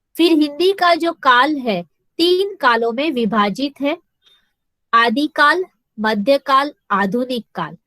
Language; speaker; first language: Hindi; non-native, local second language; Marathi